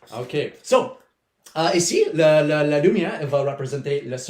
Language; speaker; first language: French; non-native, learner; English